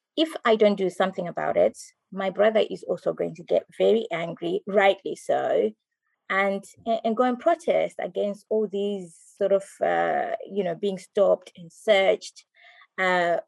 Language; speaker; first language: English; non-native, local second language; Shona